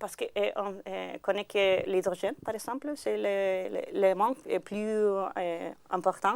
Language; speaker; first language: French; non-native, learner; Spanish